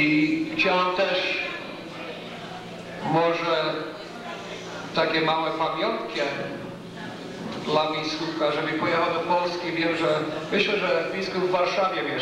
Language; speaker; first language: Polish; early bilingual, heritage; English